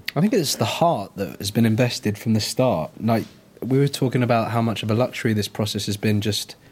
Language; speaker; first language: English; native; English